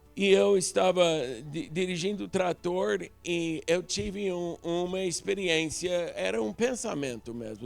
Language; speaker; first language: Portuguese; non-native, local second language; English